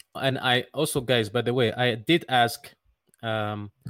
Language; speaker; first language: English; non-native, fluent; Dutch